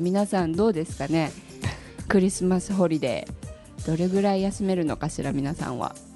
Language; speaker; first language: Japanese; native; Japanese